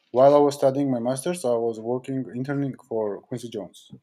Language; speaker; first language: English; non-native, fluent; Georgian